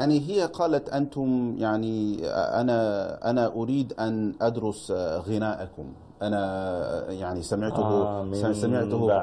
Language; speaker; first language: Arabic; non-native, fluent; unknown